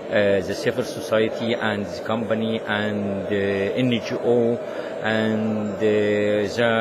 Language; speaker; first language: English; non-native, learner; Arabic